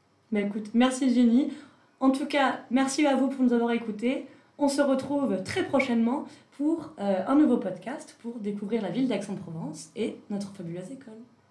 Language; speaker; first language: French; native; French